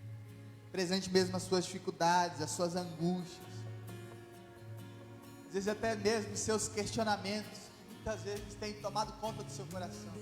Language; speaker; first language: Portuguese; native; Portuguese